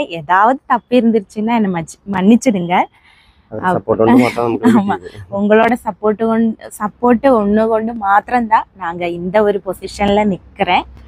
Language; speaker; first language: Tamil; non-native, learner; Malayalam